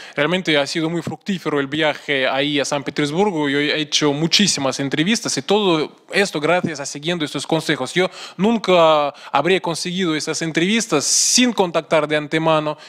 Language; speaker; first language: Spanish; non-native, fluent; Russian